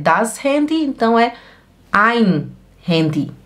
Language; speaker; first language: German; non-native, fluent; Portuguese